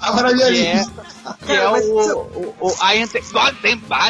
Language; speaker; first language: Portuguese; native; Portuguese